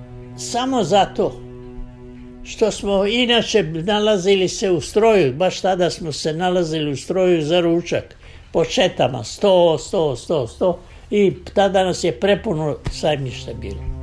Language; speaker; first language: Bosnian; native; Bosnian